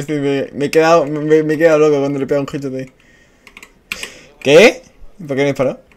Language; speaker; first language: Spanish; native; Spanish